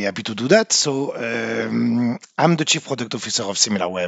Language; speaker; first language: English; non-native, fluent; French